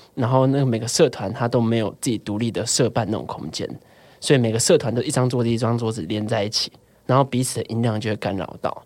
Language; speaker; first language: Chinese; non-native, local second language; Min Nan Chinese